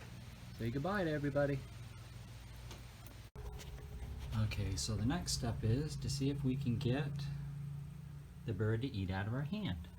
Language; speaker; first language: English; native; English